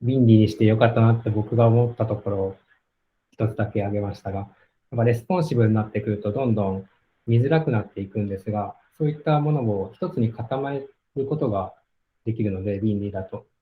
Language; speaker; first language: Japanese; native; Japanese